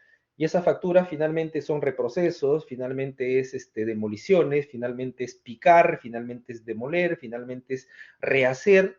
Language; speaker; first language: Spanish; native; Spanish